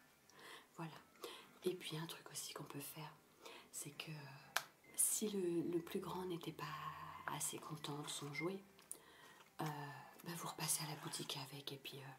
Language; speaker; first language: French; native; French